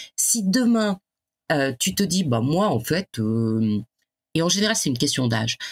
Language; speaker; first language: French; native; French